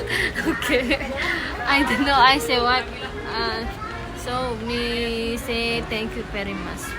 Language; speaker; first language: English; non-native, learner; Indonesian